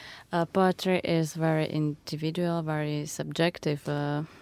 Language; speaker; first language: English; non-native, fluent; Slovak